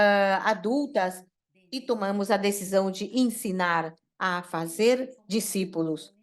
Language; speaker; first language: Portuguese; non-native, fluent; Spanish